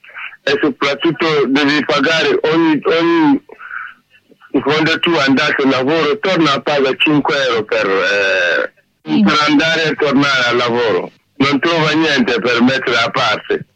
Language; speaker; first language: Italian; non-native, learner; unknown